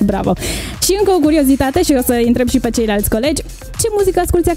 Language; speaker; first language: Romanian; native; Romanian